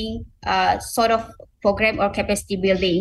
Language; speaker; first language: English; non-native, local second language; Malay